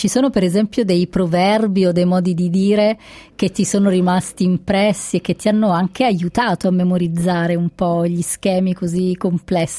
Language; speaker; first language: Italian; native; Italian